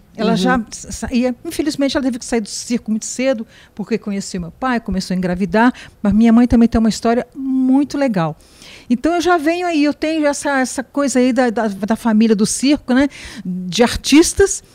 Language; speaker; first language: Portuguese; native; Portuguese